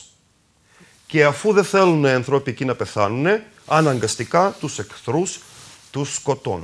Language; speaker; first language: Greek; non-native, fluent; Russian